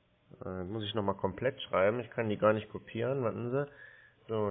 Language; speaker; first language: German; native; German